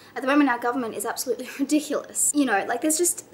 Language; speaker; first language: English; native; English